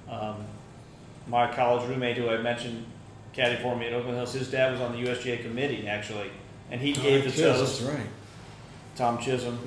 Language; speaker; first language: English; native; English